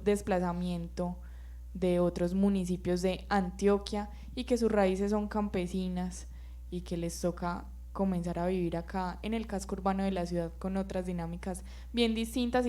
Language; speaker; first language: Spanish; native; Spanish